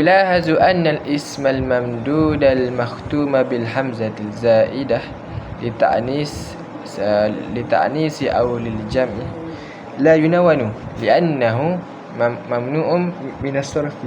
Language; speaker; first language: Arabic; non-native, learner; Malay